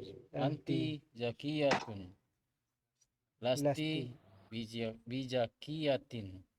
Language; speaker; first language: Arabic; non-native, learner; Indonesian